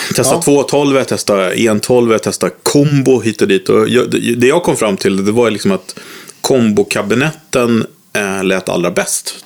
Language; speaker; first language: Swedish; native; Swedish